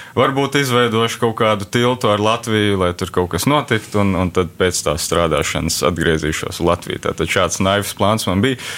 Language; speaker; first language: Latvian; early bilingual, heritage; Latvian